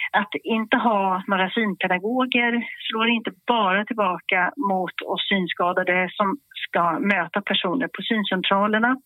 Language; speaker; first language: Swedish; native; Swedish